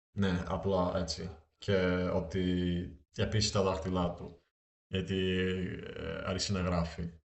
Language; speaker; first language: Greek; non-native, fluent; Slovak